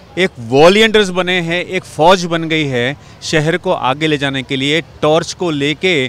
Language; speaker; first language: Hindi; non-native, local second language; Gujarati